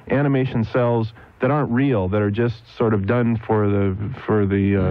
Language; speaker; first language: English; native; English